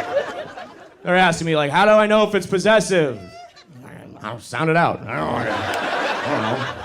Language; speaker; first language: English; native; English